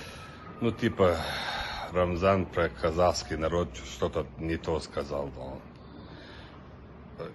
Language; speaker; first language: Russian; non-native, local second language; Chechen